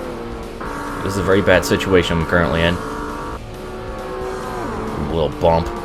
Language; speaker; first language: English; native; English